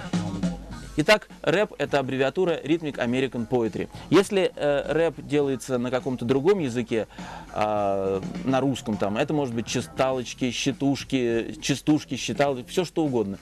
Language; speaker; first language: Russian; native; Russian